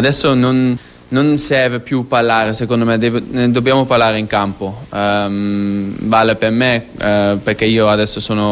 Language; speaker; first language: Italian; non-native, fluent; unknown